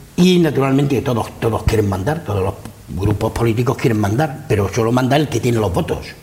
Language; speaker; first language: Spanish; non-native, local second language; Catalan